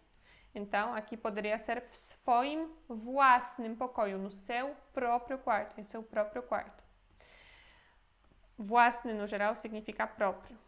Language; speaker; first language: Portuguese; non-native, fluent; Polish